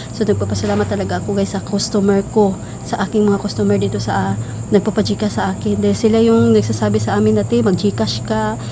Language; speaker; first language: Filipino; non-native, local second language; Cebuano